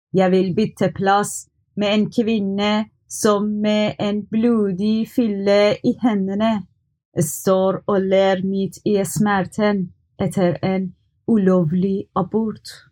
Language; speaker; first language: Norwegian; non-native, learner; Persian